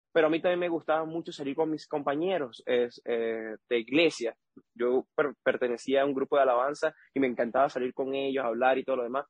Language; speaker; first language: Spanish; native; Spanish